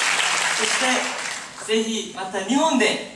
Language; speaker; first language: Japanese; non-native, fluent; Korean